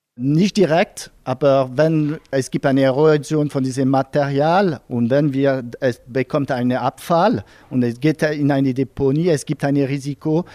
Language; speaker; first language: German; non-native, local second language; French